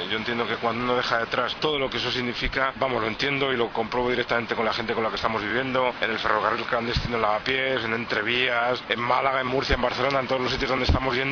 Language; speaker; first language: Spanish; native; Spanish